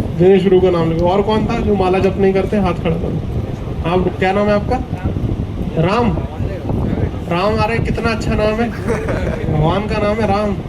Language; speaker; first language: Hindi; native; Hindi